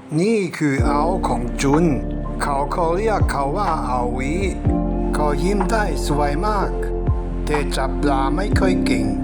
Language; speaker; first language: Thai; non-native, fluent; German